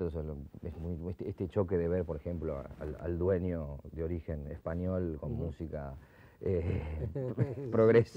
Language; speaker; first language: Spanish; native; Spanish